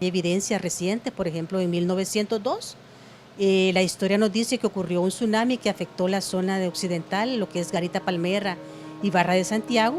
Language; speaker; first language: Spanish; native; Spanish